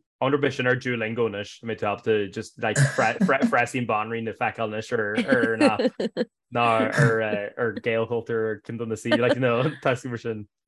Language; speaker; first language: Irish; native; Irish